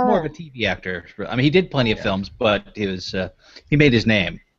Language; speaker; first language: English; native; English